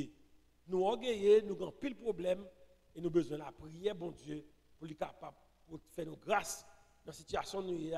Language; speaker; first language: French; non-native, local second language; Haitian Creole